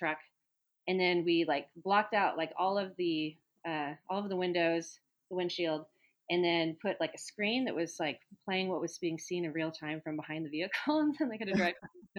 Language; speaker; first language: English; native; English